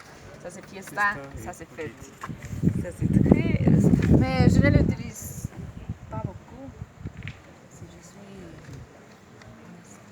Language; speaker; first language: French; non-native, learner; Spanish